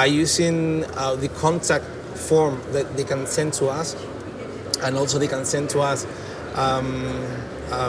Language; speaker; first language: English; non-native, fluent; Spanish